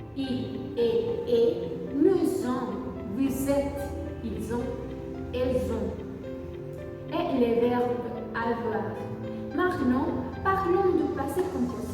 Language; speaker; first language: French; non-native, learner; Spanish